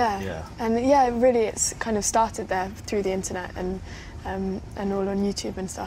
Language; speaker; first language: English; native; English